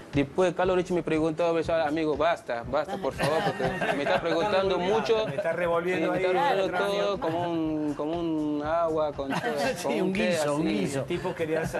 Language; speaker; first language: Spanish; non-native, learner; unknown